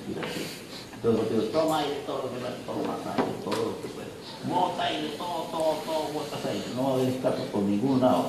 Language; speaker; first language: Spanish; native; Spanish